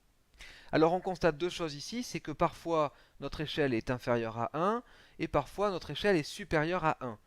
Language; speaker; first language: French; native; French